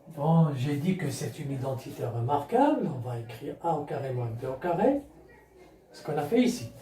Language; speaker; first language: French; non-native, local second language; Arabic